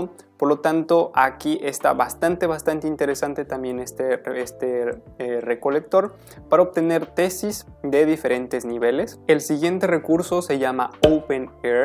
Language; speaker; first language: Spanish; native; Spanish